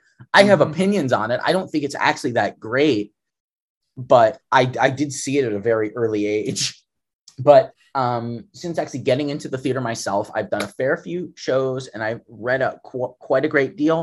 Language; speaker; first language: English; native; English